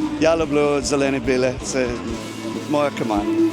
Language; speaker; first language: Ukrainian; non-native, learner; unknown